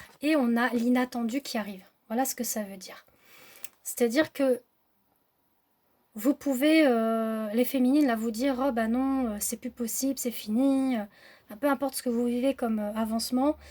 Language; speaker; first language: French; native; French